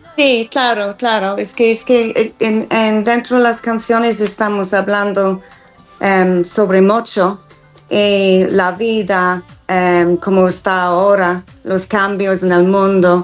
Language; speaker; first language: Spanish; non-native, fluent; English